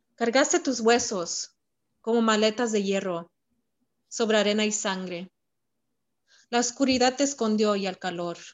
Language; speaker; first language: Spanish; early bilingual, heritage; Spanish